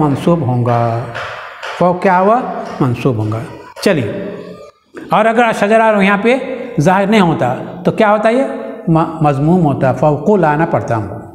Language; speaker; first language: Urdu; native; Urdu